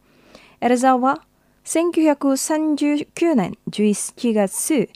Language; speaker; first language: Japanese; non-native, fluent; Indonesian